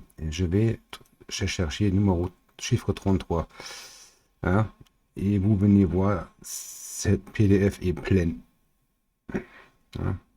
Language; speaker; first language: French; non-native, learner; German